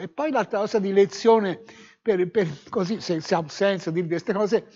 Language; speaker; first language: Italian; native; Italian